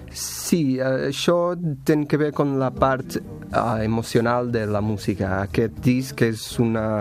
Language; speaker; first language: Catalan; non-native, learner; Portuguese